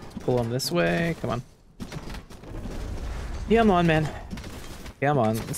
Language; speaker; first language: English; native; English